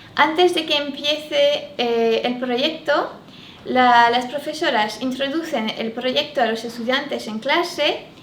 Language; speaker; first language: Spanish; non-native, fluent; French